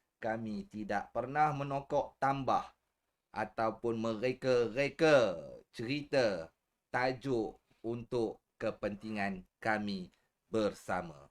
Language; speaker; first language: Malay; native; Malay